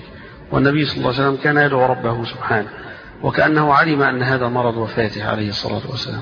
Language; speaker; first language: Arabic; native; Arabic